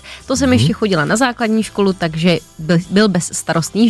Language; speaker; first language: Czech; native; Czech